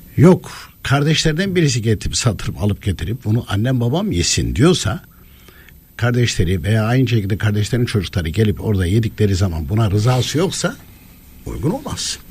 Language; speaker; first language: Turkish; native; Turkish